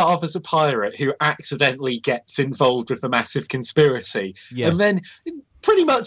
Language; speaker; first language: English; native; English